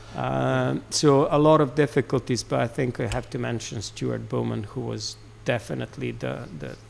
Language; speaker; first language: English; non-native, fluent; Serbian